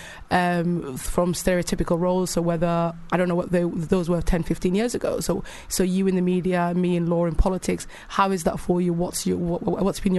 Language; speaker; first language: English; native; English